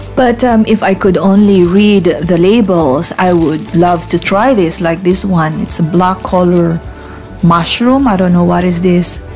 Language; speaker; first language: English; non-native, local second language; Filipino